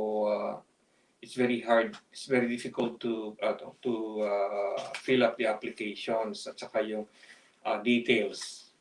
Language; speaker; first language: English; non-native, local second language; Filipino